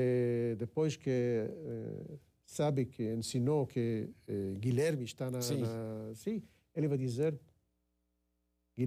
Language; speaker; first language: Portuguese; non-native, fluent; Hebrew